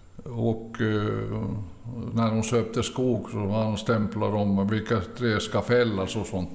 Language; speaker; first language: Swedish; early bilingual, other home language; Finnish